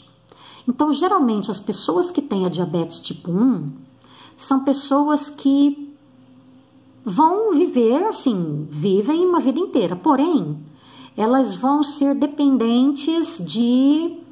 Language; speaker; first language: Portuguese; native; Portuguese